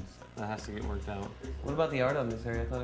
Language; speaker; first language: English; native; English